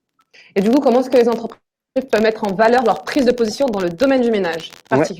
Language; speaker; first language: French; native; French